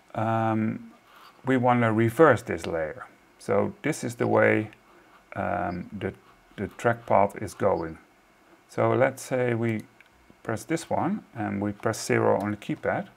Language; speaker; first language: English; non-native, fluent; Dutch